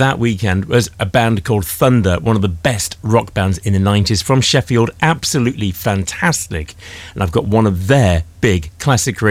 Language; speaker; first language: English; native; English